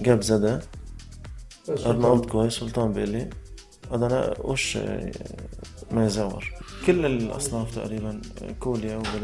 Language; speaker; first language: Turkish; non-native, learner; Arabic